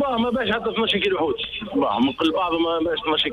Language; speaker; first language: Arabic; native; Arabic